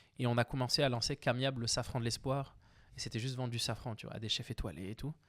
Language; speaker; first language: French; early bilingual, other home language; Arabic